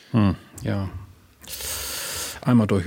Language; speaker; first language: German; native; German